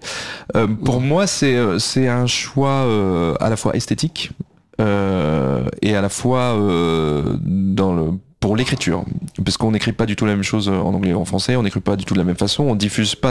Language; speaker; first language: French; native; French